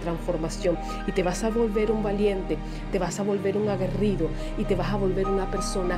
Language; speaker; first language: Spanish; native; Spanish